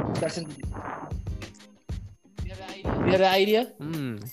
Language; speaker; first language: English; non-native, learner; Indonesian